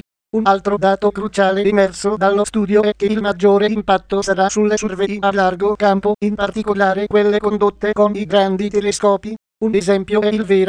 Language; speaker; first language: Italian; native; Italian